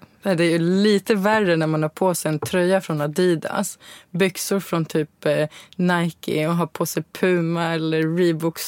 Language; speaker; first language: Swedish; native; Swedish